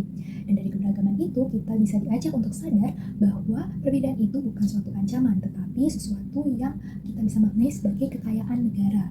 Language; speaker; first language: Indonesian; native; Indonesian